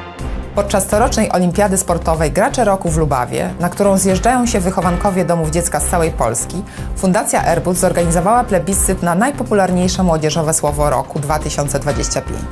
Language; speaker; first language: Polish; native; Polish